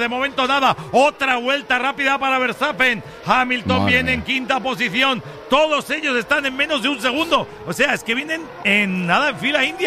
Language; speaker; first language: Spanish; native; Spanish